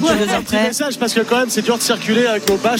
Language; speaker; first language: French; native; French